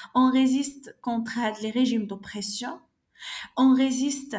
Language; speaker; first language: French; non-native, local second language; Arabic